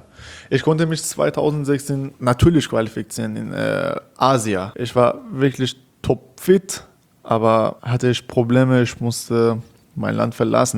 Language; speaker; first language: German; non-native, learner; Persian